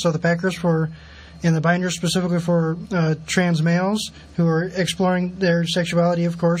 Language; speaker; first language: English; native; English